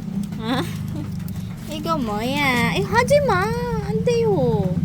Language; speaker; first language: Korean; non-native, fluent; Filipino